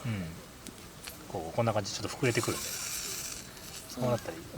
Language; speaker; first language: Japanese; native; Japanese